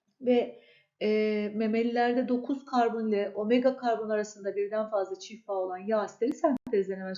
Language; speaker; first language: Turkish; native; Turkish